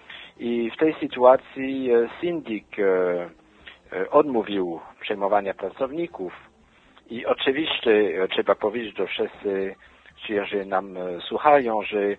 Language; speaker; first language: Polish; non-native, fluent; French